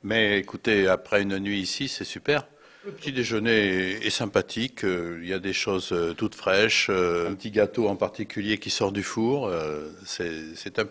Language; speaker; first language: French; native; French